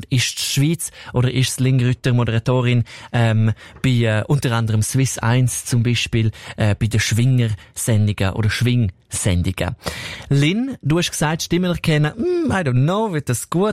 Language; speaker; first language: German; native; German